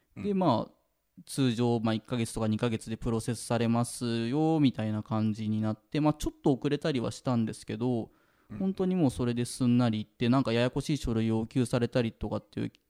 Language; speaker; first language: Japanese; native; Japanese